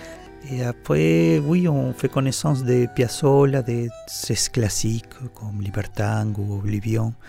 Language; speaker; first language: French; non-native, learner; Spanish